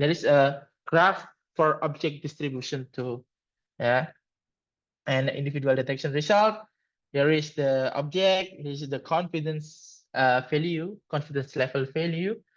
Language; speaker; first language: English; non-native, learner; Indonesian